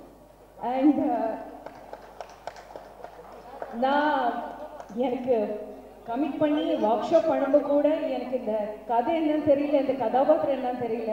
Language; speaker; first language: Tamil; non-native, learner; Malayalam